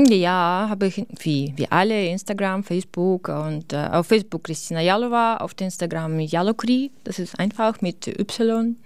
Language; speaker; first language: German; non-native, learner; Ukrainian